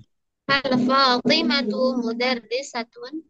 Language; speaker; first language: Arabic; non-native, learner; Indonesian